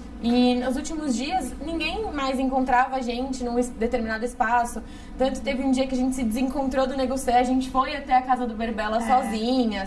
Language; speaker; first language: Portuguese; native; Portuguese